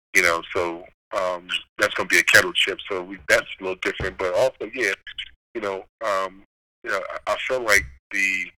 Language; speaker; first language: English; native; English